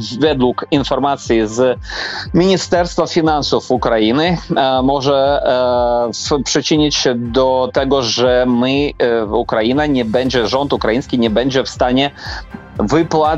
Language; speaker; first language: Polish; non-native, fluent; Ukrainian